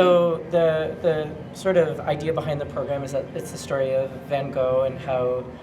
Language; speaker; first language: English; native; English